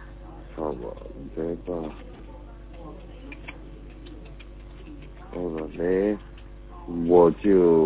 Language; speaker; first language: Chinese; non-native, learner; Korean